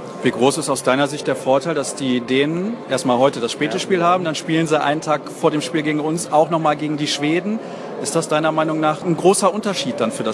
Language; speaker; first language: German; native; German